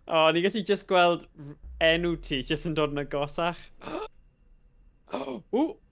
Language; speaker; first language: Welsh; native; Welsh